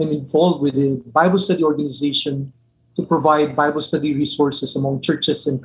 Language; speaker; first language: English; non-native, local second language; Min Nan Chinese